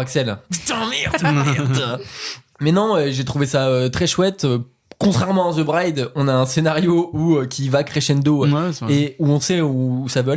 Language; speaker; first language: French; native; French